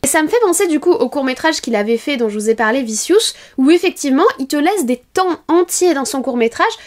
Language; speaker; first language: French; native; French